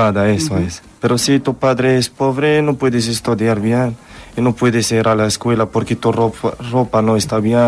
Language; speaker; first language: Spanish; non-native, learner; Arabic